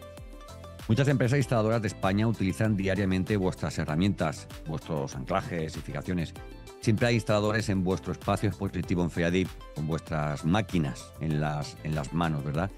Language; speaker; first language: Spanish; native; Spanish